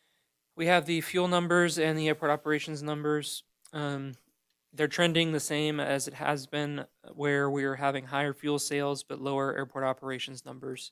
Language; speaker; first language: English; native; English